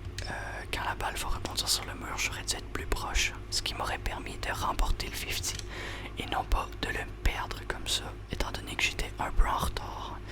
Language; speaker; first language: French; native; French